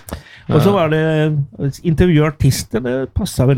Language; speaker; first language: Norwegian; non-native, local second language; Spanish